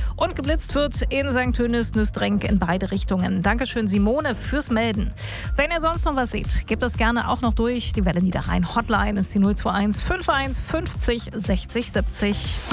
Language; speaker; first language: German; native; German